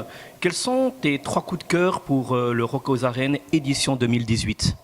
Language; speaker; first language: French; native; French